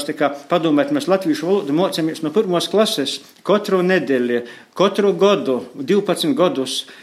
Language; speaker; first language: Latvian; native; Latvian